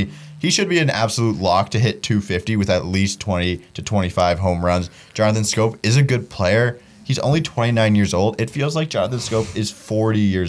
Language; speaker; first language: English; native; English